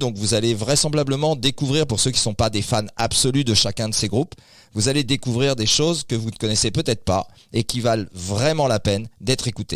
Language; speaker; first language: French; native; French